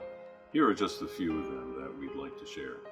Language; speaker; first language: English; native; English